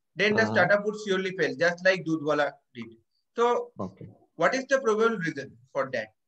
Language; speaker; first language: English; non-native, local second language; Bangla